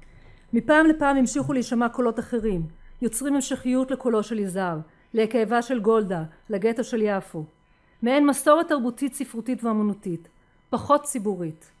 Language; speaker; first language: Hebrew; native; Hebrew